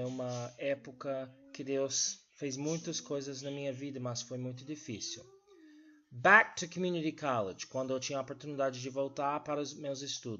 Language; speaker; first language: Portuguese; non-native, learner; English